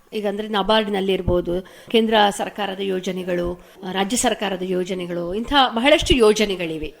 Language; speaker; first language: Kannada; native; Kannada